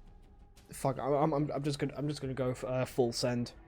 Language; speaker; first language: English; native; English